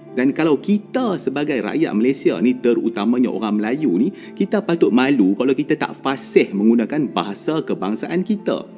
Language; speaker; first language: Malay; native; Malay